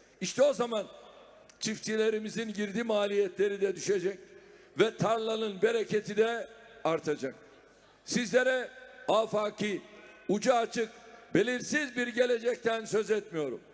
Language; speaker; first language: Turkish; native; Turkish